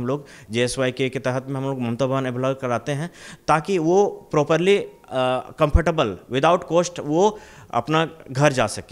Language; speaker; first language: Hindi; native; Hindi